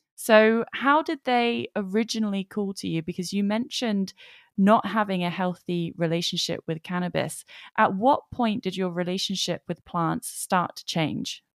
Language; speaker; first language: English; native; English